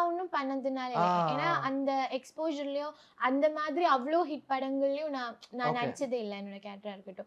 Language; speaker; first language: Tamil; non-native, local second language; Malayalam